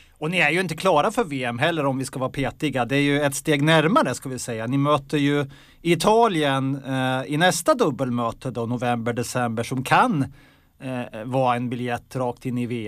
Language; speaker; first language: Swedish; native; Swedish